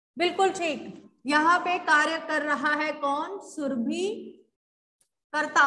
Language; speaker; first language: Hindi; native; Hindi